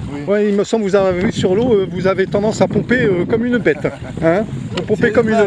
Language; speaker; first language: French; native; French